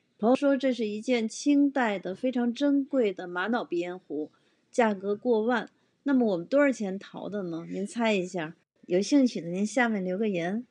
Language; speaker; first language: Chinese; native; Chinese